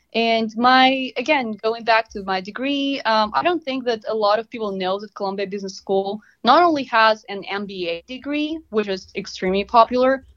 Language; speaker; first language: English; non-native, fluent; Russian